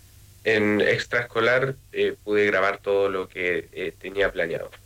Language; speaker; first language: Spanish; native; Spanish